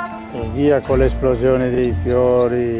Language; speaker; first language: Italian; native; Italian